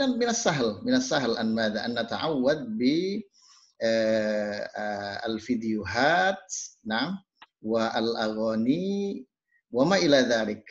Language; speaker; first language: Arabic; non-native, fluent; Indonesian